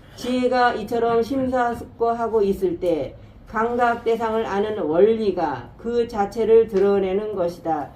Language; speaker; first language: Korean; native; Korean